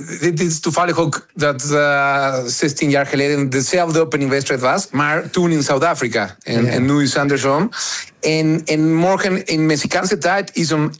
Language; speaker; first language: Dutch; non-native, fluent; Spanish